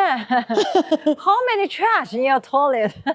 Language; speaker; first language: English; non-native, learner; Chinese